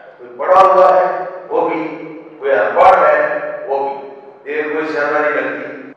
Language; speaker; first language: Urdu; non-native, local second language; Punjabi